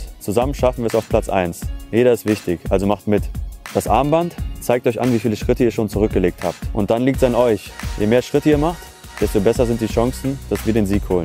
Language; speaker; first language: German; native; German